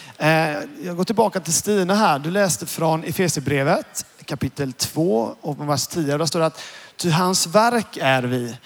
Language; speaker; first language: Swedish; native; Swedish